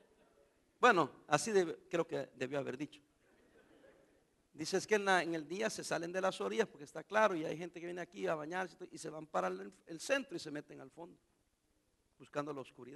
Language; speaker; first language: Spanish; native; Spanish